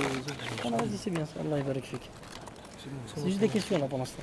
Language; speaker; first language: Arabic; non-native, fluent; French